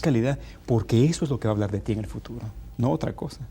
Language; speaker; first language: Spanish; native; Spanish